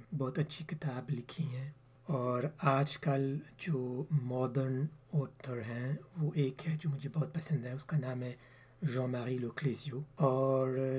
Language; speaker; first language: Urdu; early bilingual, heritage; Urdu